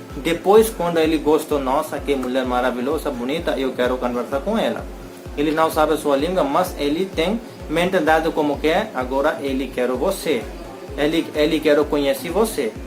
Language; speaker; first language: Portuguese; non-native, learner; Hindi